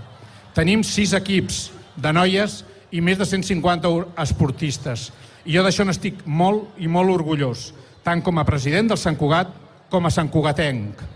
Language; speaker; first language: Catalan; native; Catalan